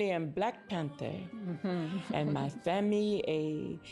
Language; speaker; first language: French; non-native, learner; English